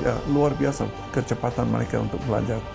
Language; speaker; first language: Indonesian; non-native, fluent; English